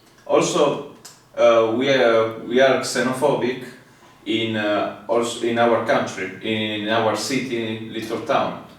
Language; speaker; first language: English; non-native, fluent; Italian